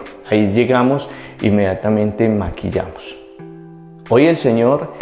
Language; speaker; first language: Spanish; native; Spanish